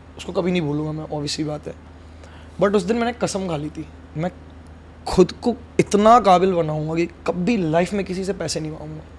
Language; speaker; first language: Hindi; native; Hindi